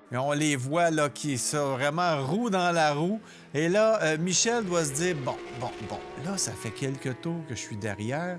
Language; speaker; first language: French; native; French